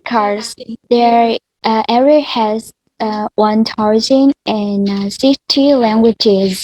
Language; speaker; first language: English; non-native, learner; Vietnamese